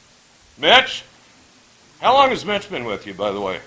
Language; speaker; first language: English; native; English